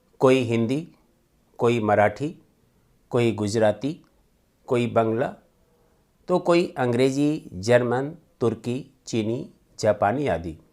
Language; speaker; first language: Hindi; native; Hindi